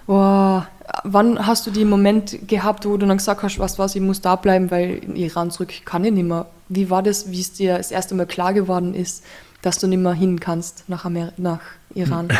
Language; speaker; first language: German; native; German